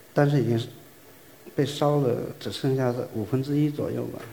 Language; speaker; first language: Chinese; native; Chinese